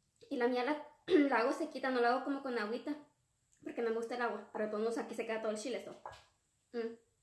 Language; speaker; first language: Spanish; early bilingual, heritage; Spanish